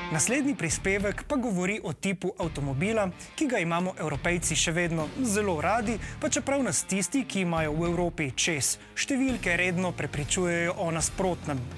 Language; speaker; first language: Slovenian; native; Slovenian